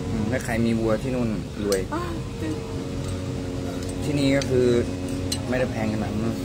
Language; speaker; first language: Thai; native; Thai